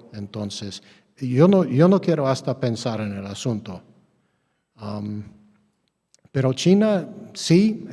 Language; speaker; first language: Spanish; non-native, fluent; English